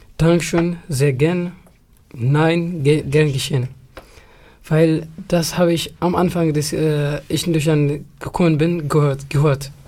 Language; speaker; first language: German; non-native, learner; Tigrinya